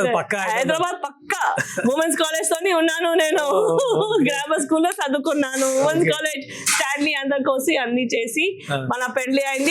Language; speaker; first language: Telugu; non-native, local second language; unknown